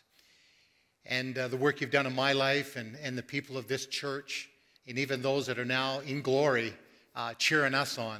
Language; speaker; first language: English; native; English